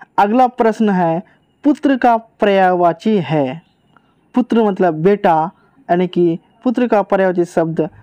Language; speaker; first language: Hindi; native; Hindi